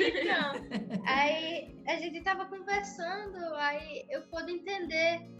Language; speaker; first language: Portuguese; early bilingual, other home language; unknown